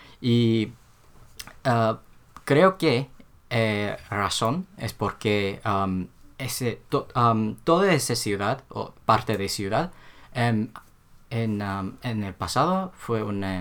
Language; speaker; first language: Spanish; non-native, learner; Korean